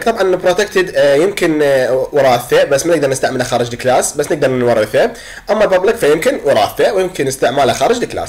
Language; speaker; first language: Arabic; native; Arabic